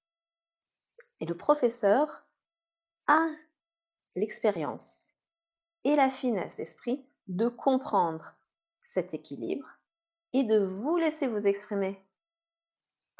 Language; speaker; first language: French; native; French